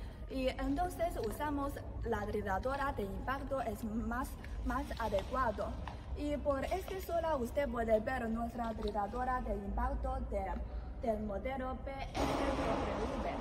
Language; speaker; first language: Spanish; non-native, learner; Chinese